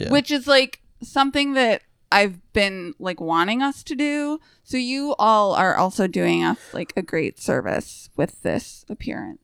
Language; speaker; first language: English; native; English